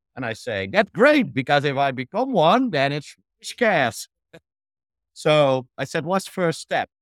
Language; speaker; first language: English; non-native, fluent; Dutch